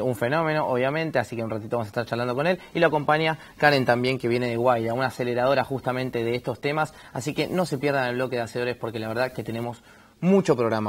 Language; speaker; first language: Spanish; native; Spanish